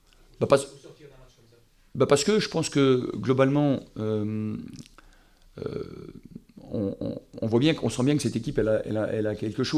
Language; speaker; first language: French; native; French